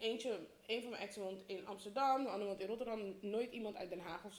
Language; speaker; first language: Dutch; early bilingual, heritage; Dutch